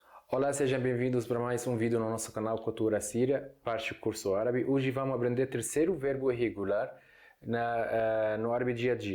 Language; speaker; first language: Portuguese; non-native, fluent; Arabic